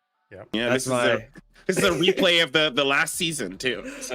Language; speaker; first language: English; native; English